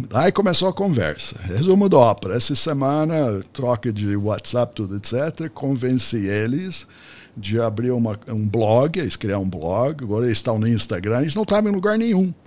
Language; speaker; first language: Portuguese; non-native, fluent; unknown